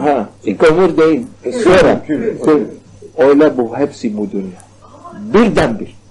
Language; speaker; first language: Turkish; non-native, learner; Arabic